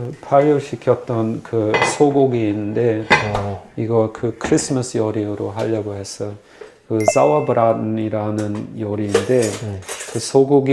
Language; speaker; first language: Korean; non-native, fluent; German